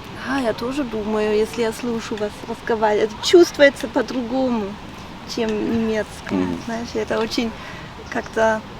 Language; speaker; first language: Russian; early bilingual, heritage; Russian